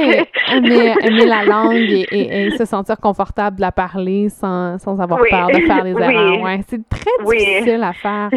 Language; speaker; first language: French; native; French